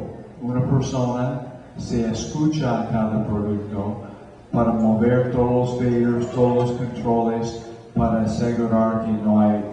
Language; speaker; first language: Spanish; non-native, fluent; English